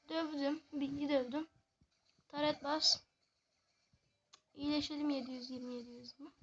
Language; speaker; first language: Turkish; native; Turkish